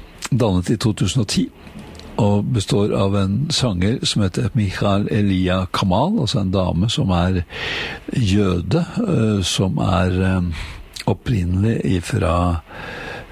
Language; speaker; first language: Norwegian; native; Norwegian